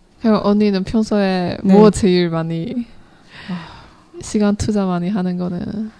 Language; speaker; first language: Korean; non-native, learner; Chinese